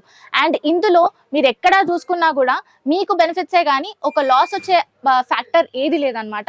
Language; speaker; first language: Telugu; native; Telugu